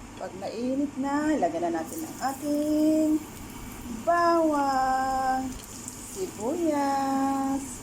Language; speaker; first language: Filipino; non-native, local second language; Iloko